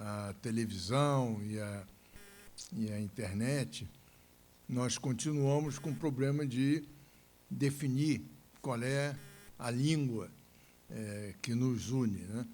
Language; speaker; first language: Portuguese; native; Portuguese